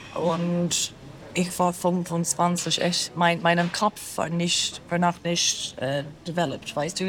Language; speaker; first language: German; non-native, fluent; English